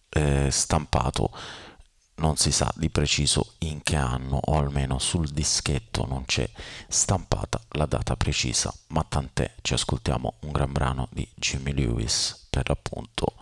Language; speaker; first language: Italian; native; Italian